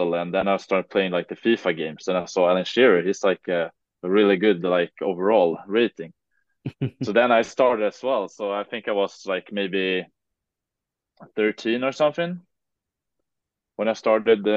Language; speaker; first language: English; non-native, fluent; Swedish